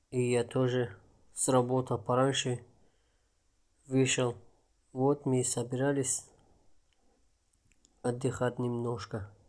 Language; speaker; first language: Russian; non-native, local second language; Tajik